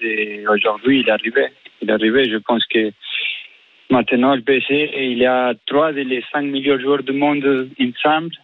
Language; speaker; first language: French; non-native, fluent; Spanish